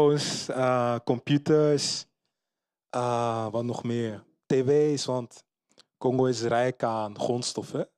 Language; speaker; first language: Dutch; early bilingual, other home language; Lingala